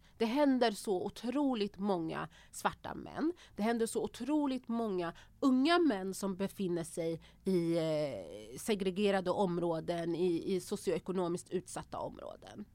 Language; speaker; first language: Swedish; early bilingual, other home language; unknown